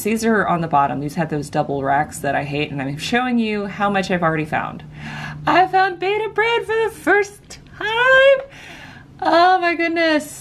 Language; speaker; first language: English; native; English